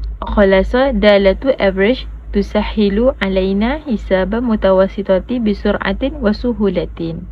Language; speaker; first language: Arabic; non-native, learner; Malay